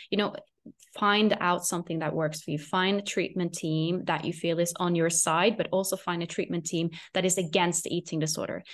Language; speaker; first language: English; non-native, fluent; Norwegian